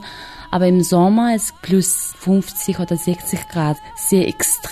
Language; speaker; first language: German; non-native, learner; Mongolian